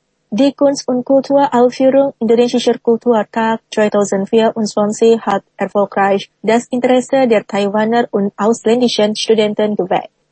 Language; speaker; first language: German; non-native, fluent; Indonesian